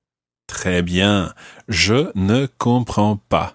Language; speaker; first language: French; non-native, fluent; English